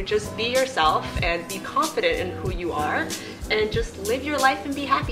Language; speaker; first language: English; early bilingual, other home language; Chinese